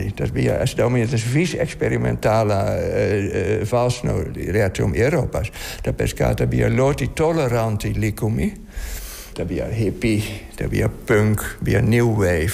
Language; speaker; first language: Latvian; non-native, learner; Dutch